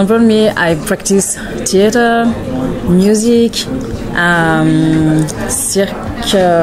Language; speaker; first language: English; non-native, learner; French